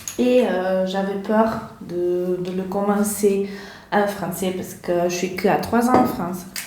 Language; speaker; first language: French; non-native, learner; Portuguese